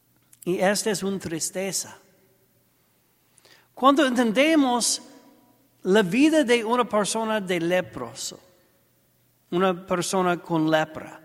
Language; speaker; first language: Spanish; non-native, learner; English